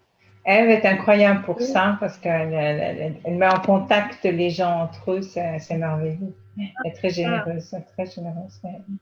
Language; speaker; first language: French; native; French